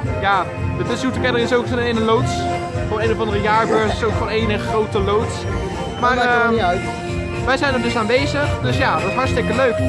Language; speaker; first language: Dutch; native; Dutch